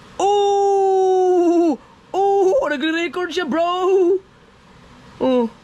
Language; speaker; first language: Filipino; non-native, local second language; Cebuano